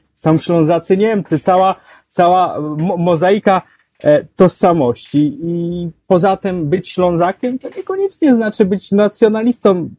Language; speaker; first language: Polish; native; Polish